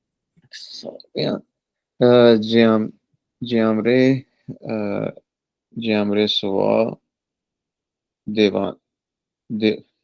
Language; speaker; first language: French; non-native, learner; Punjabi